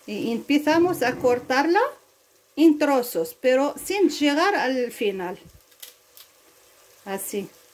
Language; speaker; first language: Spanish; non-native, fluent; Arabic